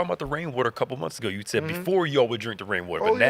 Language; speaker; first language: English; native; English